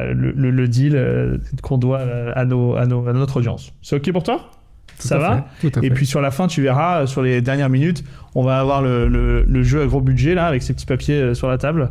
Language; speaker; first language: French; native; French